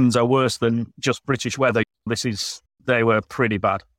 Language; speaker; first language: English; native; English